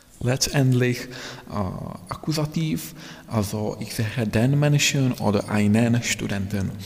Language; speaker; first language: German; non-native, fluent; Czech